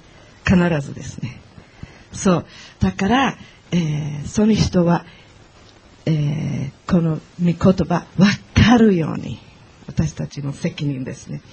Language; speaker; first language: Japanese; non-native, learner; Portuguese